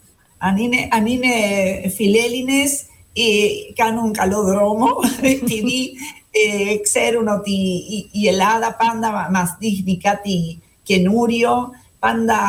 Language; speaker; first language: Greek; non-native, fluent; Spanish